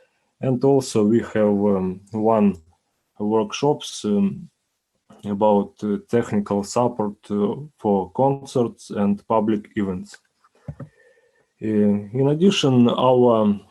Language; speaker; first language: English; non-native, learner; Ukrainian